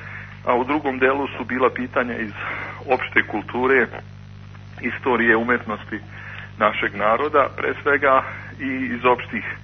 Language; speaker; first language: Croatian; native; Croatian